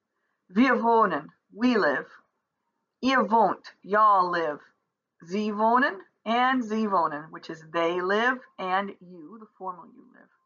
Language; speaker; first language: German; non-native, fluent; English